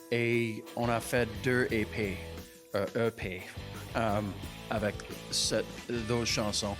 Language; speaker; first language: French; non-native, local second language; English